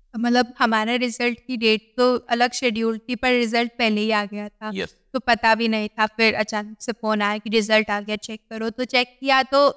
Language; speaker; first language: Hindi; native; Hindi